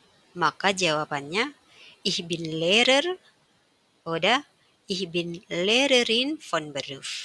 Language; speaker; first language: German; non-native, fluent; Indonesian